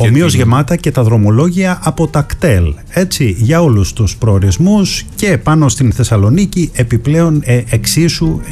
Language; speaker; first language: Greek; native; Greek